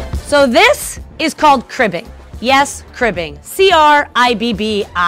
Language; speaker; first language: English; native; English